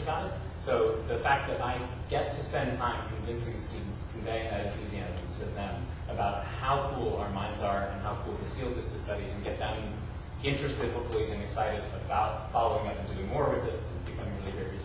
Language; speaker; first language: English; native; English